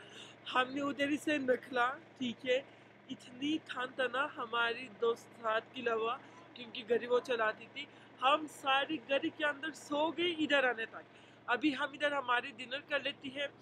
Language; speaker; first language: Hindi; non-native, fluent; Turkish